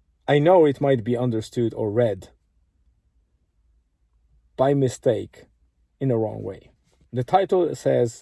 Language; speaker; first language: English; non-native, fluent; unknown